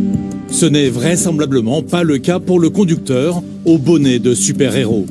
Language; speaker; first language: French; native; French